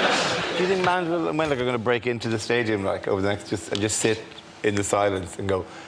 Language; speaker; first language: English; native; English